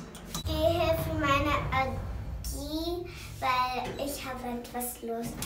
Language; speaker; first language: German; early bilingual, other home language; English